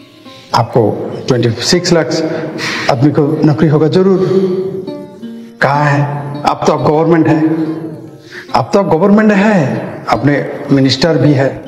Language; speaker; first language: Hindi; non-native, fluent; Bangla